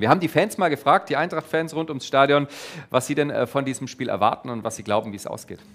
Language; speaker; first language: German; native; German